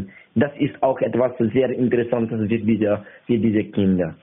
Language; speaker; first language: German; non-native, learner; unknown